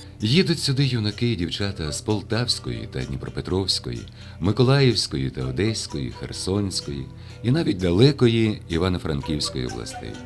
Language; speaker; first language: Ukrainian; native; Ukrainian